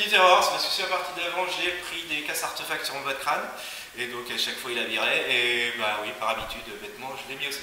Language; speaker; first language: French; native; French